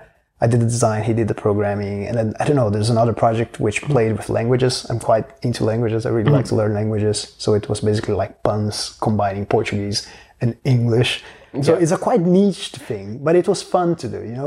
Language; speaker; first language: English; non-native, fluent; Portuguese